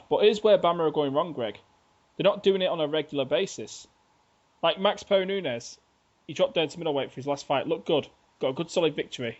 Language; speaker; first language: English; native; English